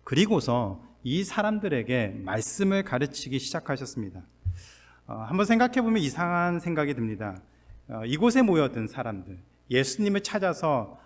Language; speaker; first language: Korean; native; Korean